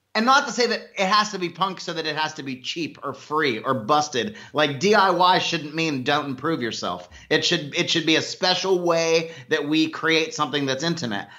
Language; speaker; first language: English; native; English